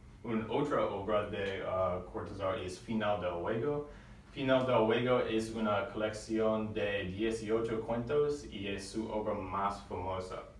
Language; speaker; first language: Spanish; non-native, learner; English